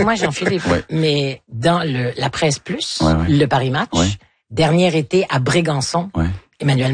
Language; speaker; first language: French; native; French